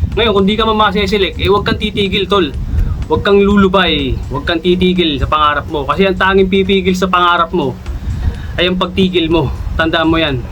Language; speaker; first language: Filipino; native; Filipino